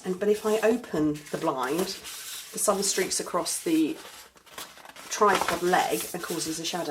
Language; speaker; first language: English; native; English